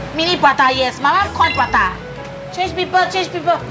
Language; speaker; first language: English; non-native, local second language; Chinese